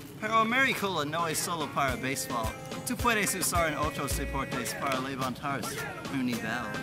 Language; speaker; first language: Spanish; non-native, learner; English